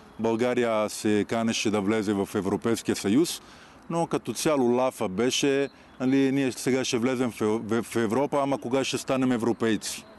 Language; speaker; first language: Bulgarian; non-native, fluent; Italian